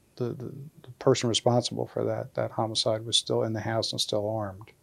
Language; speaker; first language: English; native; English